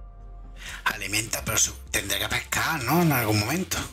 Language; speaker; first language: Spanish; native; Spanish